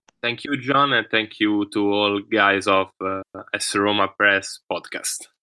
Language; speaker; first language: English; non-native, learner; Italian